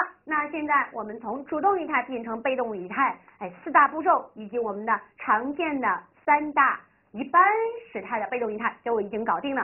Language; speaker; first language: Chinese; native; Chinese